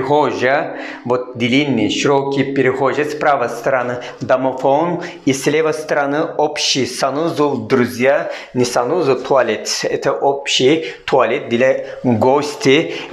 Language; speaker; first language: Russian; non-native, learner; Turkish